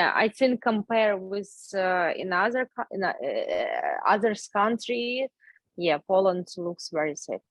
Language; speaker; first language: English; non-native, learner; Ukrainian